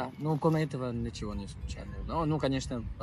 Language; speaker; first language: Russian; non-native, learner; Spanish